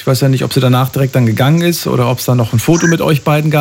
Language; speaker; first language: German; native; German